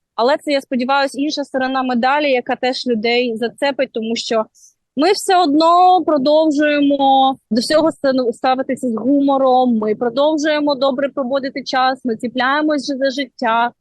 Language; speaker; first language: Ukrainian; native; Ukrainian